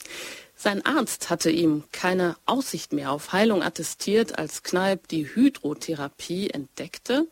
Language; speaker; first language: German; native; German